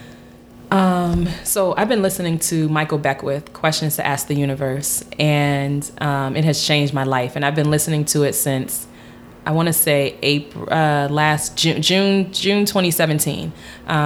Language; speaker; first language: English; native; English